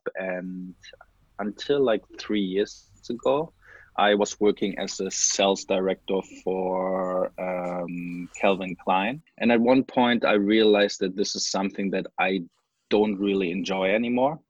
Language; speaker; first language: English; non-native, fluent; German